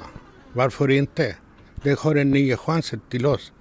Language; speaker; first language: Swedish; non-native, learner; Spanish